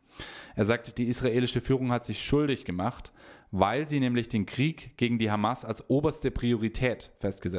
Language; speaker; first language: German; native; German